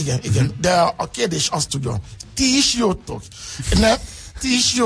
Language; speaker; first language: Hungarian; non-native, learner; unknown